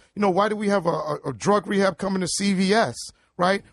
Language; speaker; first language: English; native; English